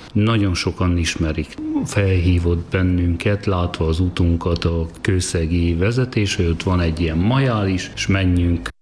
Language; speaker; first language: Hungarian; native; Hungarian